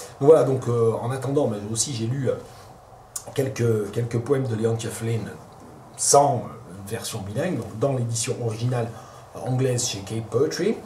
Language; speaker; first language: French; native; French